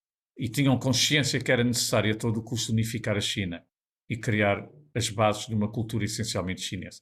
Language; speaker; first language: Portuguese; native; Portuguese